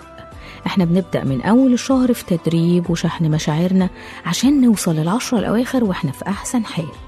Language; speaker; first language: Arabic; native; Arabic